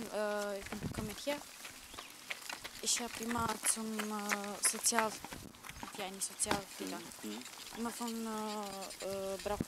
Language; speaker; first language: German; non-native, learner; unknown